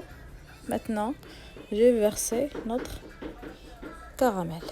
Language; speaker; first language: French; non-native, local second language; Arabic